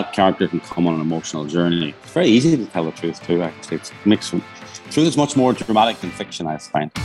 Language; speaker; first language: English; native; English